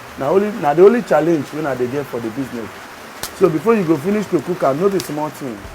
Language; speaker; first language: Nigerian Pidgin; non-native, local second language; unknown